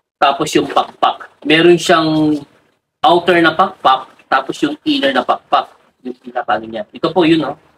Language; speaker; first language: Filipino; non-native, local second language; Iloko